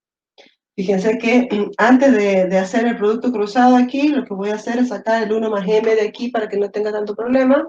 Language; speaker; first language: Spanish; native; Spanish